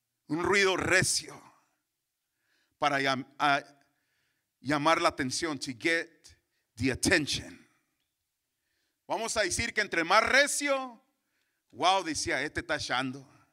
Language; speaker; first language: Spanish; early bilingual, heritage; Spanish